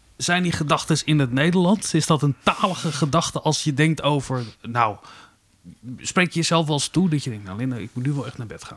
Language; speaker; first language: Dutch; native; Dutch